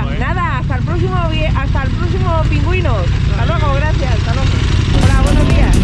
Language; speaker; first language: Spanish; native; Spanish